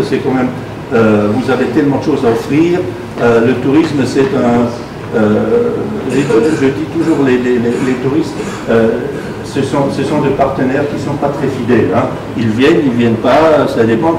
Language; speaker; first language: French; non-native, fluent; German